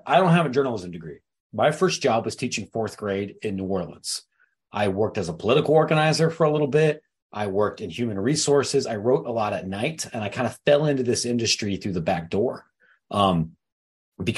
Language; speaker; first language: English; native; English